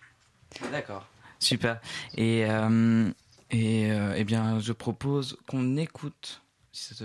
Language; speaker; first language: French; native; French